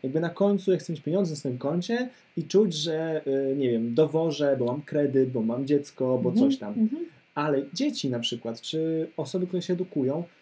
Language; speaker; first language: Polish; native; Polish